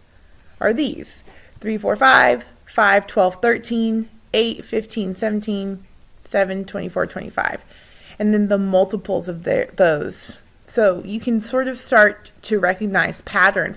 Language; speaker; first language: English; native; English